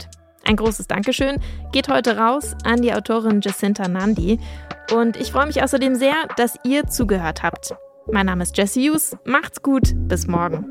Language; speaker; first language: German; early bilingual, other home language; English